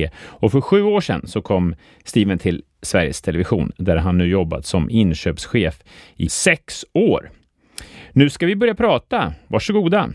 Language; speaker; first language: Swedish; native; Swedish